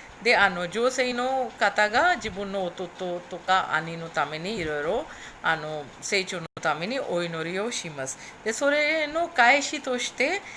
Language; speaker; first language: Japanese; non-native, fluent; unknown